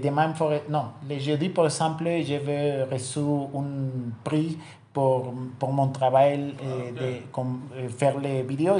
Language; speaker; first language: French; non-native, learner; Spanish